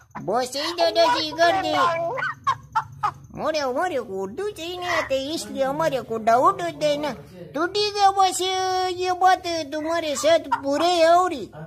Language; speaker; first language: Hindi; non-native, local second language; Pashto